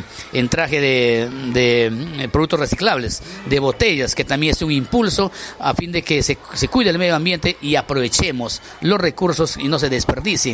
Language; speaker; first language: Spanish; native; Spanish